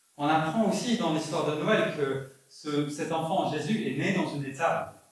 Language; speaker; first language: French; non-native, fluent; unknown